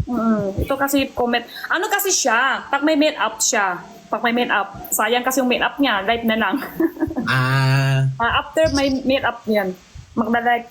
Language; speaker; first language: Filipino; non-native, learner; Chinese